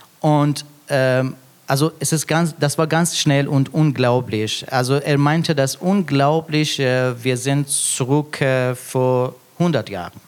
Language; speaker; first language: German; non-native, fluent; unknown